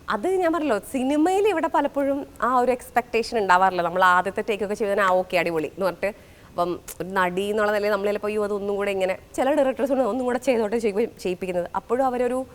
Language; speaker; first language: Malayalam; native; Malayalam